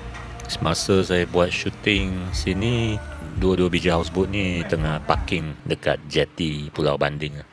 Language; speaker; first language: Malay; native; Malay